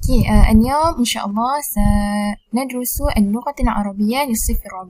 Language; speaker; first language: Arabic; non-native, learner; Malay